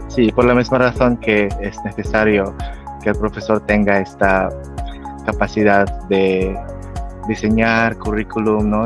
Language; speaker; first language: Spanish; non-native, fluent; Filipino